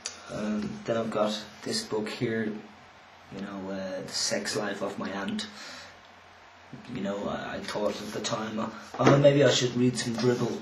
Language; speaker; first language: English; native; English